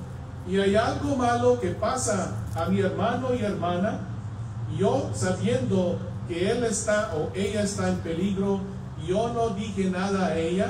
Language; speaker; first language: Spanish; non-native, fluent; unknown